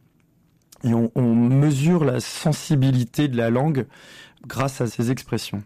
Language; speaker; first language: French; native; French